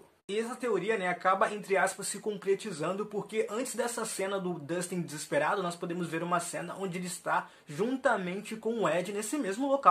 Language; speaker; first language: Portuguese; native; Portuguese